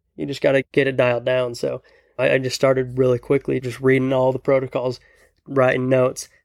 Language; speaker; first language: English; native; English